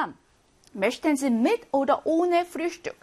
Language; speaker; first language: German; non-native, fluent; Korean